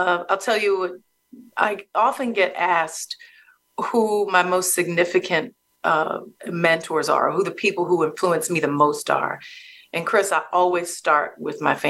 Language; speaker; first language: English; native; English